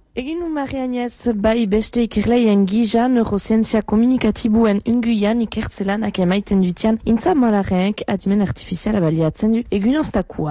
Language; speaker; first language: Basque; native; Basque